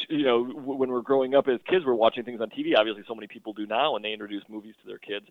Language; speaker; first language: English; native; English